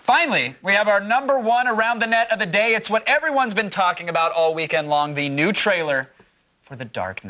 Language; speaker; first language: English; native; English